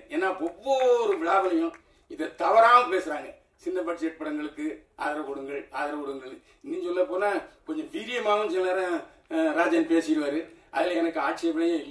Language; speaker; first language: Tamil; native; Tamil